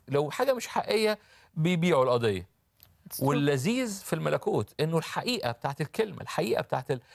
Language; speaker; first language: Arabic; native; Arabic